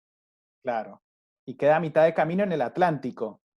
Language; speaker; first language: Spanish; native; Spanish